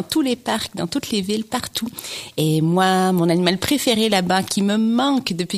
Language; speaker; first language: French; native; French